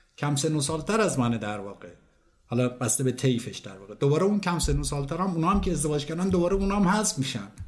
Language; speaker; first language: Persian; native; Persian